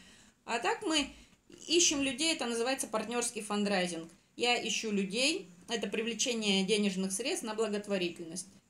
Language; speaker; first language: Russian; native; Russian